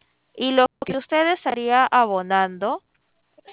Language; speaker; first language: Spanish; native; Spanish